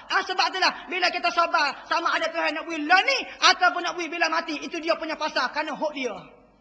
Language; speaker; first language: Malay; native; Malay